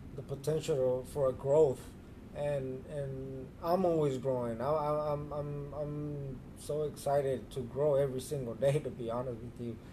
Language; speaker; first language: English; early bilingual, other home language; Spanish